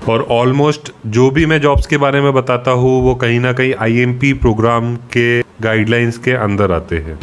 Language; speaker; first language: Hindi; native; Hindi